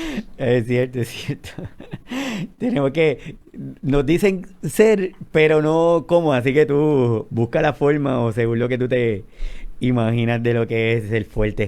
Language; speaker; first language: Spanish; native; Spanish